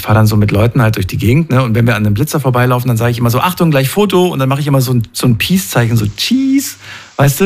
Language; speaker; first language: German; native; German